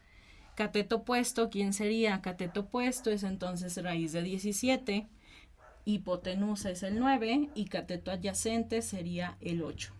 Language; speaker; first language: Spanish; native; Spanish